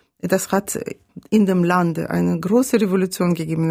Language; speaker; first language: German; non-native, fluent; Russian